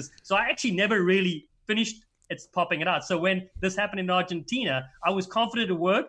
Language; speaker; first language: English; native; English